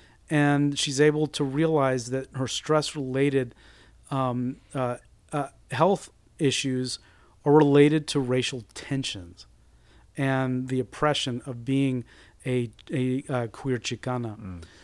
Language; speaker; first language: English; early bilingual, other home language; Spanish